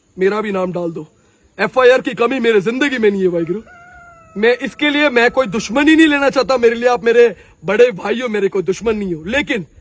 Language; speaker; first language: Hindi; non-native, local second language; Punjabi